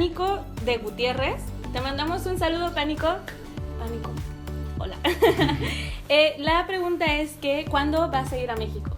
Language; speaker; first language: Spanish; native; Spanish